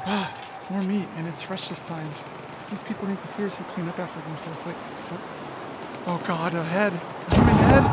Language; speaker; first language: English; native; English